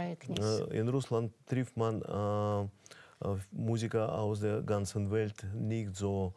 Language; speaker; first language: German; non-native, fluent; Russian